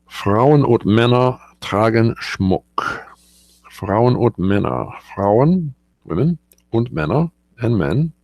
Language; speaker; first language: German; non-native, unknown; English